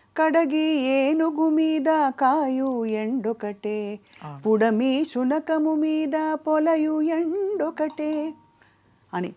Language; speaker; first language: Telugu; native; Telugu